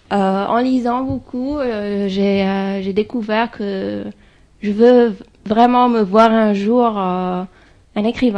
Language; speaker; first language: French; non-native, fluent; Arabic